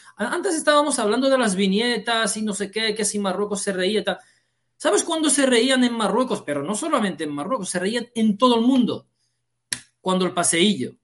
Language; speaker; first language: Spanish; early bilingual, heritage; Arabic